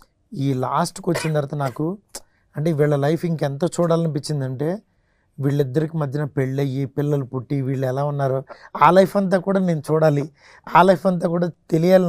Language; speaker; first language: Telugu; native; Telugu